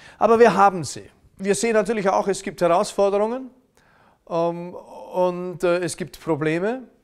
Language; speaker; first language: German; native; German